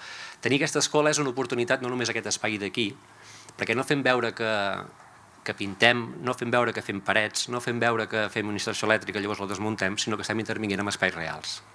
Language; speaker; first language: Catalan; native; Catalan